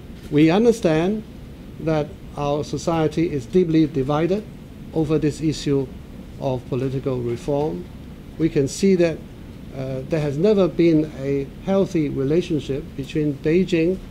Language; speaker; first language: English; non-native, local second language; Cantonese